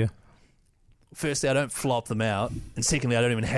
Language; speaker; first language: English; native; English